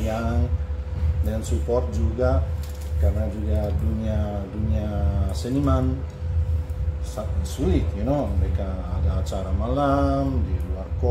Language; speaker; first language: Indonesian; non-native, learner; English